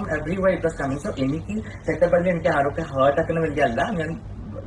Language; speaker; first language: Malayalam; non-native, local second language; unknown